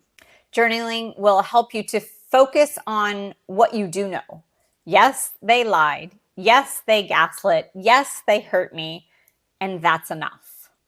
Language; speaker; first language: English; native; English